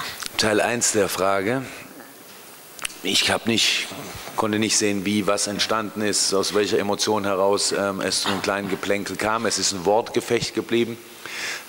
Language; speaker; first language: German; native; German